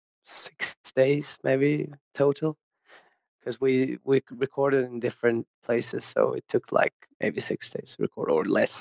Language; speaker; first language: English; non-native, fluent; Swedish